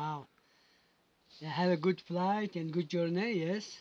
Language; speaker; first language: English; non-native, learner; Mongolian